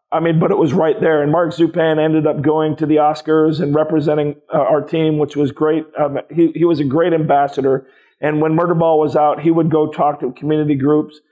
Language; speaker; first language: English; native; English